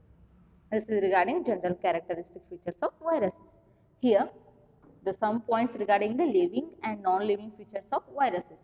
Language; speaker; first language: English; non-native, local second language; Kannada